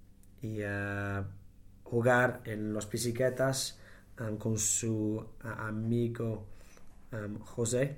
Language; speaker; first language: Spanish; non-native, learner; English